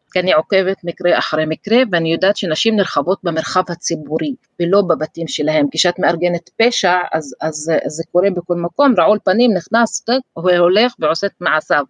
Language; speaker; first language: Hebrew; non-native, local second language; Arabic